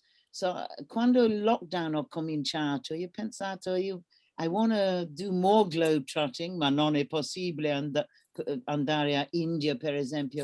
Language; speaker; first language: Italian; non-native, learner; English